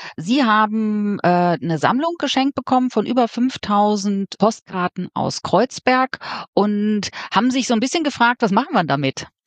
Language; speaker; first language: German; native; German